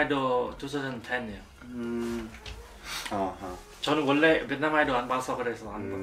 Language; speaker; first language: Korean; non-native, learner; Vietnamese